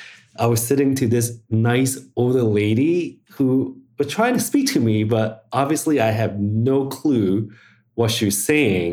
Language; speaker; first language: English; early bilingual, other home language; Chinese